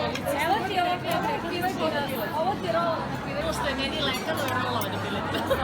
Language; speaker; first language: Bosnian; non-native, learner; Korean